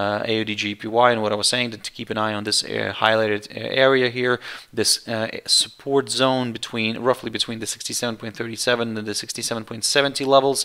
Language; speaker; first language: English; non-native, fluent; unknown